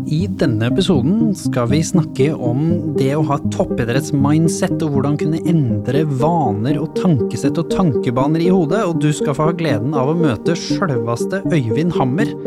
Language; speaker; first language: Norwegian; native; Norwegian